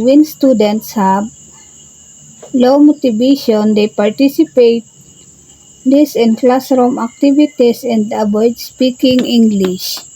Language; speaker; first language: English; non-native, local second language; Filipino